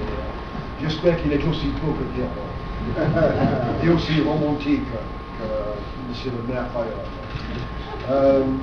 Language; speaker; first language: French; non-native, fluent; English